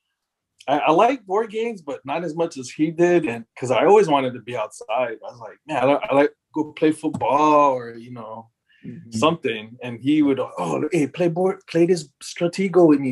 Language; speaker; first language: English; native; English